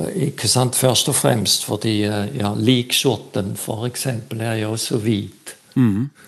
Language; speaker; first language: Norwegian; non-native, fluent; German